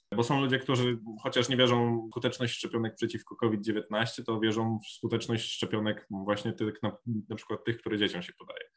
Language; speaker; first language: Polish; native; Polish